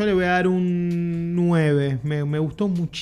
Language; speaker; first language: Spanish; native; Spanish